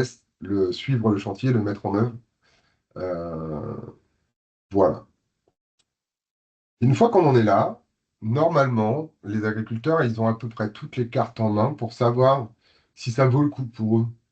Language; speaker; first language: French; native; French